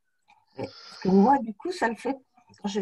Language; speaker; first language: French; native; French